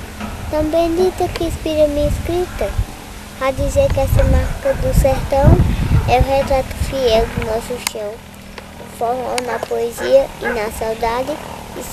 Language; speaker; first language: Portuguese; native; Portuguese